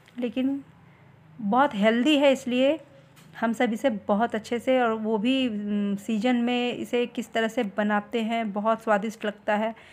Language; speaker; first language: Hindi; native; Hindi